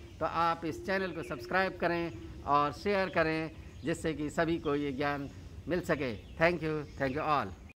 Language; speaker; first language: Hindi; native; Hindi